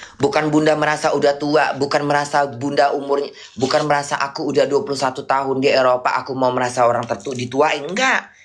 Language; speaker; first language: Indonesian; native; Indonesian